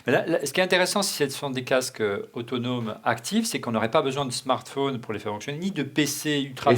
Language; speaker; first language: French; native; French